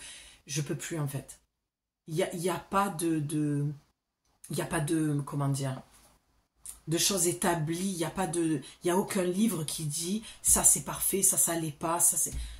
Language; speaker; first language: French; native; French